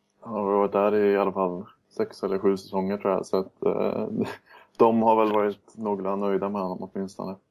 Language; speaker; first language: Swedish; native; Swedish